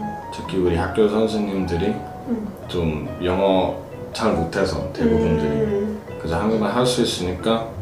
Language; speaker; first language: Korean; non-native, fluent; English